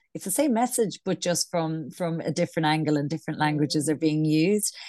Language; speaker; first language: English; native; English